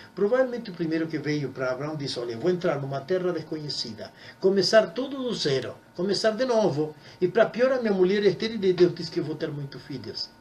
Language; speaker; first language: Portuguese; non-native, fluent; Spanish